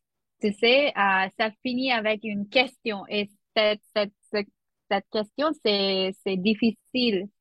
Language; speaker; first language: French; non-native, learner; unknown